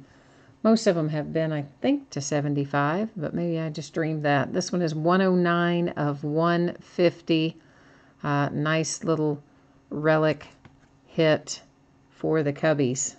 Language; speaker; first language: English; native; English